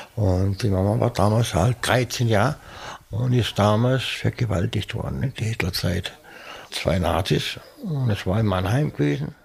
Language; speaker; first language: German; native; German